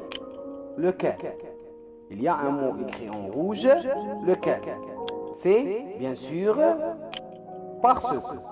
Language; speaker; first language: French; non-native, local second language; Arabic